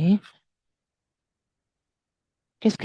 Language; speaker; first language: French; native; French